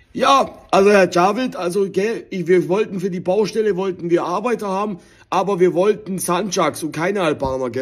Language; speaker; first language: German; native; German